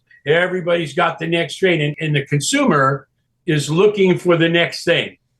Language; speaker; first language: English; native; English